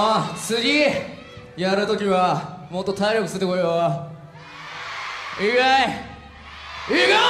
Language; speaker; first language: Japanese; native; Japanese